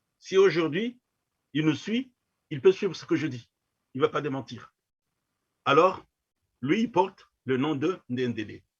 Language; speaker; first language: French; non-native, local second language; Kongo